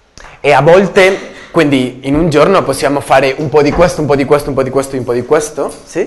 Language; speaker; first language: Italian; non-native, learner; Spanish